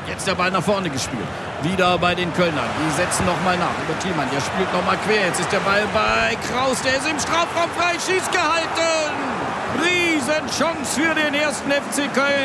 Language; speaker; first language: German; native; German